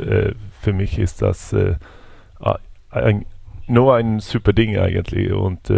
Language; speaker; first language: German; non-native, fluent; Swedish